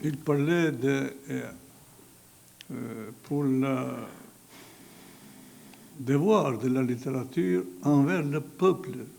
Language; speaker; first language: French; non-native, fluent; Albanian